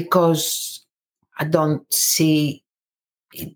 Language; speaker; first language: English; non-native, fluent; Greek